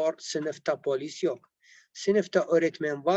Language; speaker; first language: Turkish; non-native, learner; Arabic